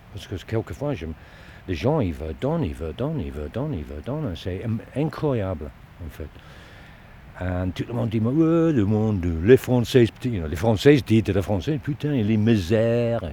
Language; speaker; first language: French; non-native, learner; Dutch